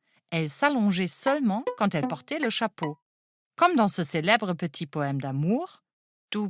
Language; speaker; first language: French; non-native, fluent; German